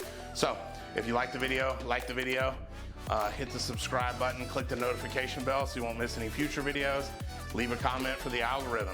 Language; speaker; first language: English; native; English